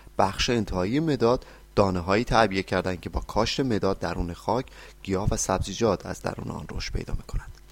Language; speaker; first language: Persian; native; Persian